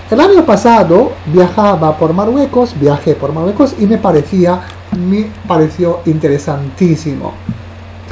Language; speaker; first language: Spanish; non-native, fluent; Arabic